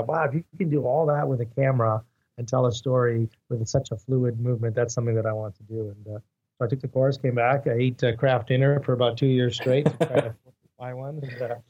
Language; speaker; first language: English; native; English